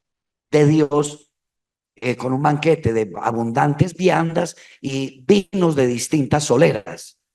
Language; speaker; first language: Spanish; native; Spanish